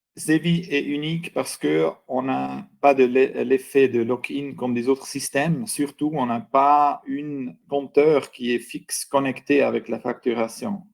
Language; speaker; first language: French; non-native, local second language; German